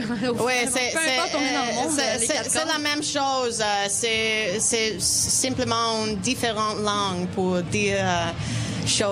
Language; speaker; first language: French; non-native, learner; Spanish